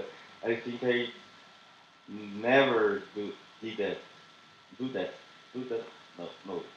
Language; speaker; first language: English; non-native, learner; Portuguese